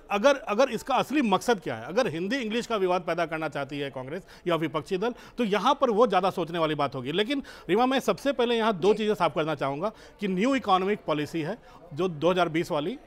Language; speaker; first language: Hindi; native; Hindi